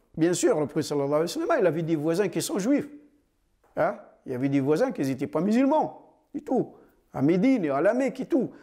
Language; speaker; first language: French; non-native, fluent; Arabic